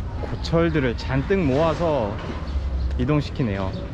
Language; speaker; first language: Korean; native; Korean